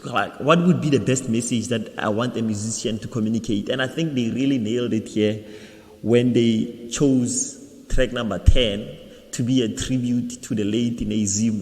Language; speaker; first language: English; non-native, local second language; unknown